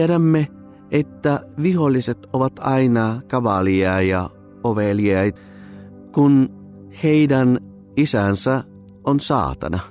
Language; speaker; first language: Finnish; non-native, fluent; Bulgarian